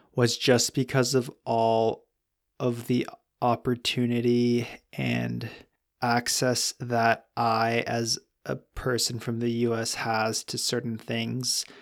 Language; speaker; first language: English; native; English